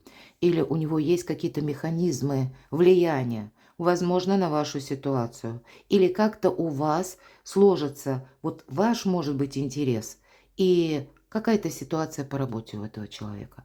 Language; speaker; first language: Russian; native; Russian